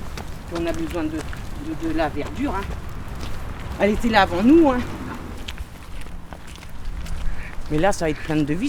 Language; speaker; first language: French; native; French